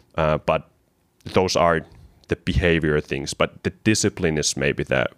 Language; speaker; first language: English; non-native, fluent; Finnish